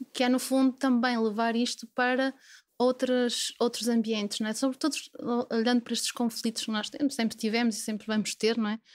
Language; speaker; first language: Portuguese; native; Portuguese